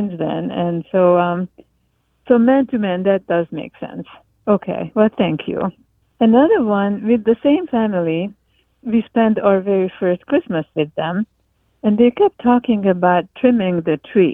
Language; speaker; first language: English; non-native, fluent; Hungarian